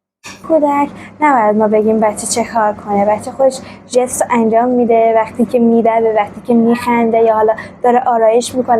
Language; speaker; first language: Persian; native; Persian